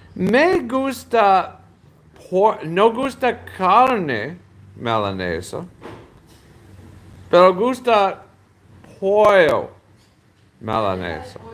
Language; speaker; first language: Spanish; non-native, learner; English